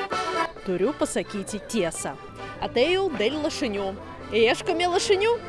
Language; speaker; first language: Lithuanian; non-native, learner; Russian